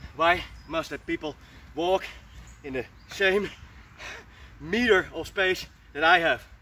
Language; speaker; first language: English; non-native, fluent; Dutch